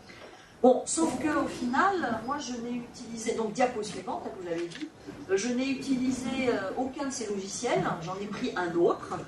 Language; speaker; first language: French; native; French